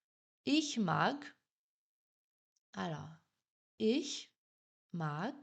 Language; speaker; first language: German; non-native, fluent; French